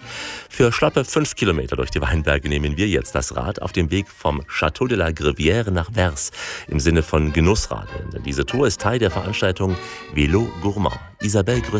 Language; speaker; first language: German; native; German